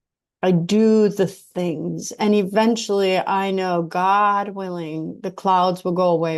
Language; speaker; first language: English; native; English